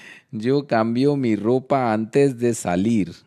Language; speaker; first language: Spanish; non-native, learner; Hindi